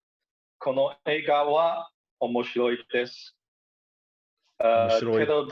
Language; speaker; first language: Japanese; non-native, learner; English